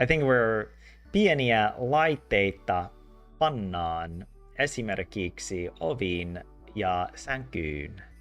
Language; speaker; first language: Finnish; non-native, learner; English